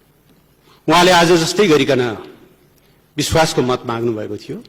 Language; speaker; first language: Nepali; native; Nepali